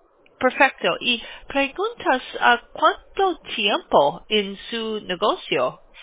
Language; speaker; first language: Spanish; non-native, learner; English